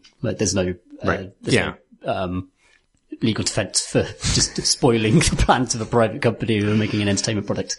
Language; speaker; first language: English; native; English